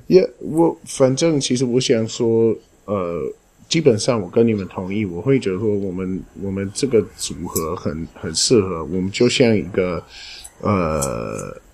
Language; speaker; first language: Chinese; non-native, fluent; English